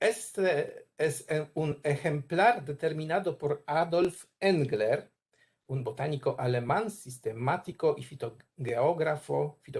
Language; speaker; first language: Spanish; non-native, learner; Polish